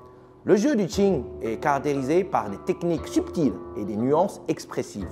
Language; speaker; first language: French; native; French